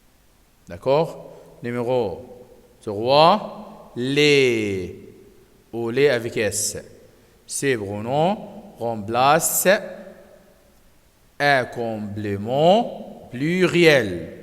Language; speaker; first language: French; non-native, fluent; Arabic